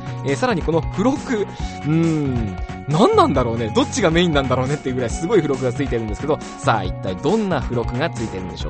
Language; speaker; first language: Japanese; native; Japanese